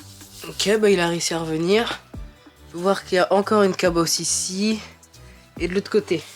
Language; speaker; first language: French; native; French